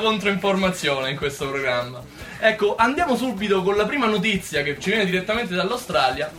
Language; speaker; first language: Italian; native; Italian